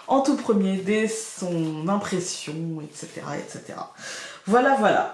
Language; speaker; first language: French; native; French